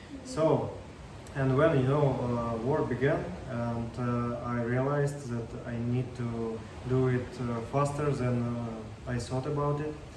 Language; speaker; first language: English; non-native, learner; Russian